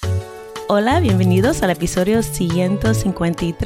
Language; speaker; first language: Spanish; non-native, fluent; English